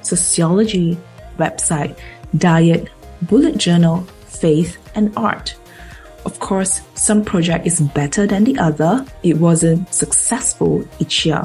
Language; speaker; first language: English; non-native, local second language; Chinese